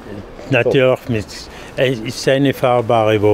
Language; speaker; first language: German; non-native, fluent; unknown